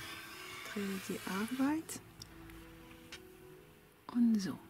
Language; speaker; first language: German; non-native, fluent; French